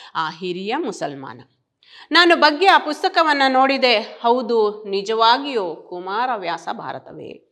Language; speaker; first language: Kannada; native; Kannada